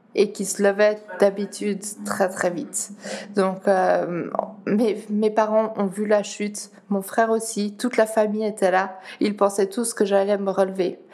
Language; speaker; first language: French; non-native, fluent; Dutch